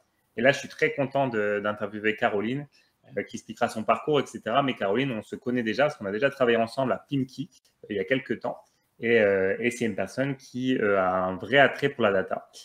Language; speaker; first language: French; native; French